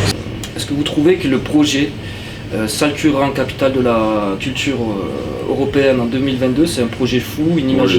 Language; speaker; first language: French; native; French